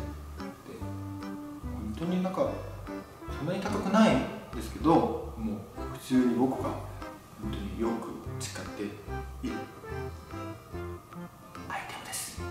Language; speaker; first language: Japanese; non-native, learner; Korean